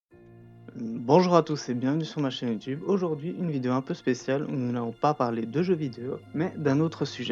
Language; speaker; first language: French; native; French